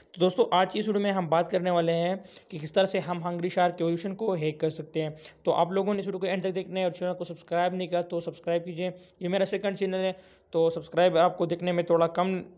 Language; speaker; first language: Urdu; non-native, local second language; Pashto